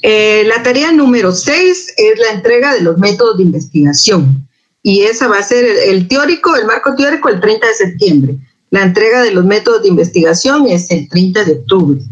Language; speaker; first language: Spanish; native; Spanish